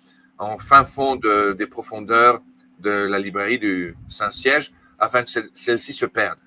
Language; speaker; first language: French; native; French